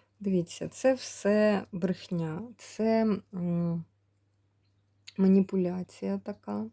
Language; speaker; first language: Ukrainian; native; Ukrainian